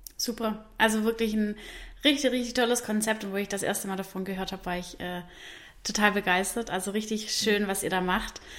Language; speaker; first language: German; native; German